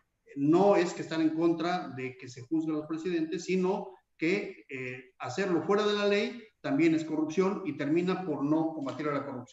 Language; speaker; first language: Spanish; native; Spanish